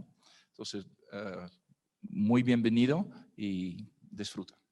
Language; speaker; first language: Spanish; non-native, fluent; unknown